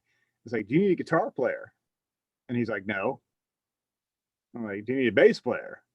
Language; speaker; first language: English; native; English